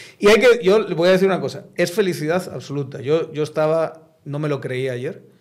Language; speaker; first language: Spanish; native; Spanish